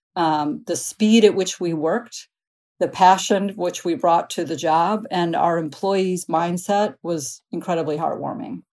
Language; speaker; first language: English; native; English